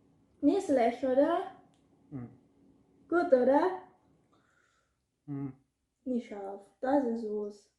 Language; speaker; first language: German; non-native, learner; Indonesian